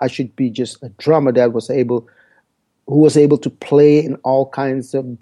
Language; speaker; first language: English; non-native, fluent; Dutch